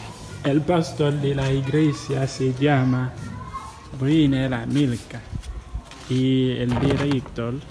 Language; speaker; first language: Spanish; non-native, learner; Haitian Creole